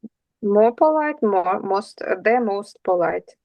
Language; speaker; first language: English; non-native, learner; Russian